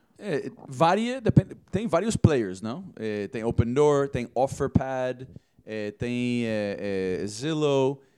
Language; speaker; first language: Portuguese; non-native, fluent; English